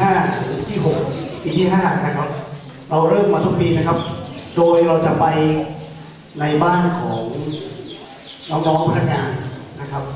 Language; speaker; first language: Thai; native; Thai